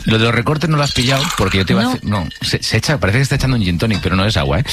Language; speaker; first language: Spanish; native; Spanish